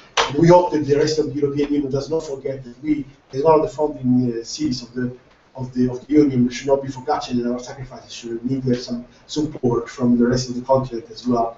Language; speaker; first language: English; non-native, fluent; Italian